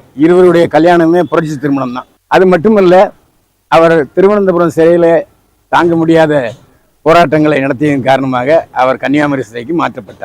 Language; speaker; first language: Tamil; native; Tamil